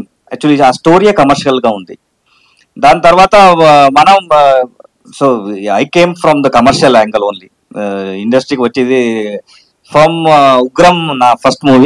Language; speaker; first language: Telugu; non-native, learner; Kannada